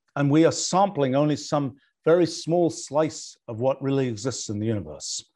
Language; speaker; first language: English; native; English